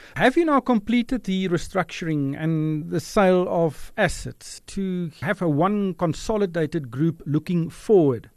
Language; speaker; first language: English; non-native, local second language; Afrikaans